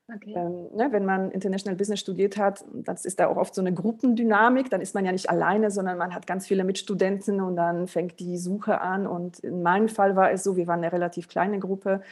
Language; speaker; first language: German; early bilingual, other home language; Polish